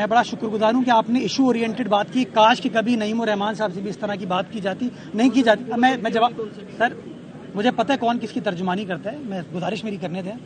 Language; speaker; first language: Urdu; native; Urdu